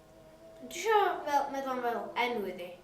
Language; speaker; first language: Welsh; non-native, local second language; English